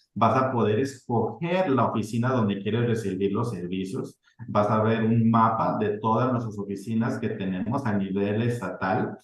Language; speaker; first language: Spanish; early bilingual, heritage; Spanish